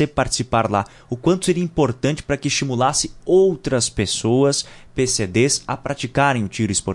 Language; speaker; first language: Portuguese; native; Portuguese